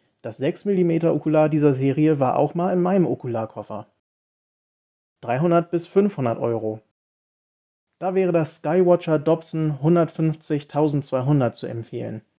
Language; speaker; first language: German; native; German